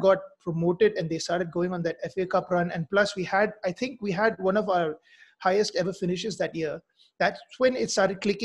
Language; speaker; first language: English; non-native, local second language; Mizo